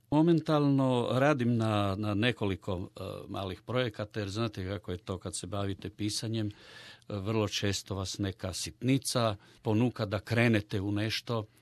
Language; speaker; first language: Croatian; native; Croatian